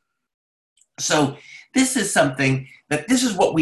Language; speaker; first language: English; native; English